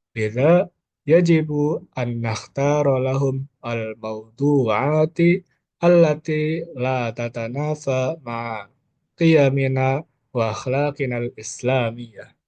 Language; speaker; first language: Arabic; non-native, learner; Indonesian